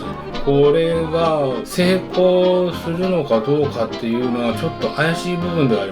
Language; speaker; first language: Japanese; native; Japanese